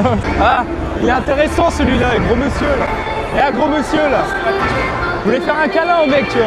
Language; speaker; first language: French; native; French